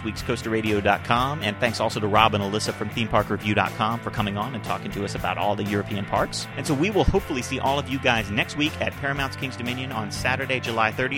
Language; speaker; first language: English; native; English